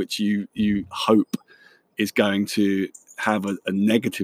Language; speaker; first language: English; native; English